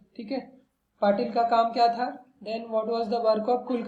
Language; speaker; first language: Hindi; non-native, local second language; Marathi